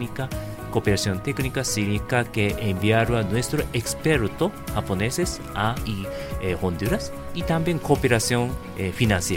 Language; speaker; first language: Spanish; non-native, learner; Japanese